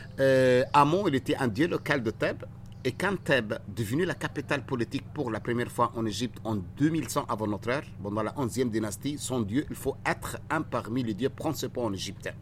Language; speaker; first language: French; non-native, fluent; Arabic